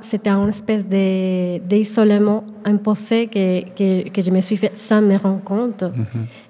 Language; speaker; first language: French; non-native, fluent; Spanish